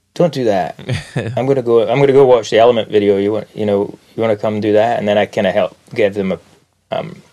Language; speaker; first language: English; native; English